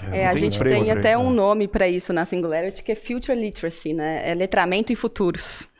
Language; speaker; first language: Portuguese; native; Portuguese